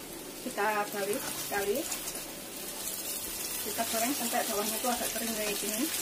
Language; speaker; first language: Indonesian; native; Indonesian